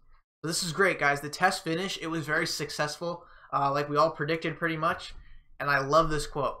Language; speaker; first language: English; native; English